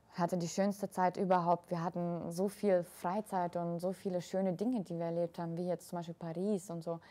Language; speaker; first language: German; early bilingual, other home language; Russian